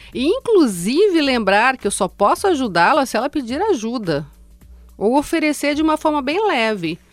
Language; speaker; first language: Portuguese; native; Portuguese